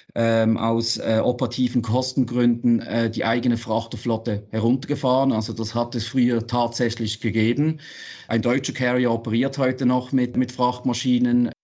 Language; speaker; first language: German; native; German